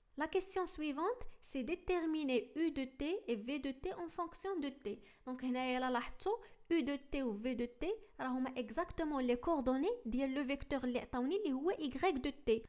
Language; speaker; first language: French; non-native, local second language; Arabic